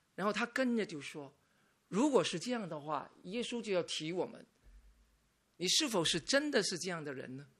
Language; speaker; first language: Chinese; non-native, local second language; Cantonese